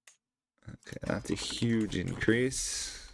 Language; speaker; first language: English; native; English